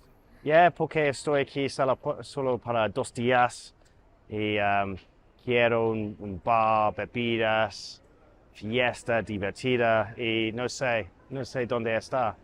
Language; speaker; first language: Spanish; non-native, learner; English